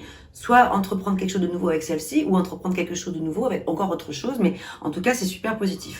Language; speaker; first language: French; native; French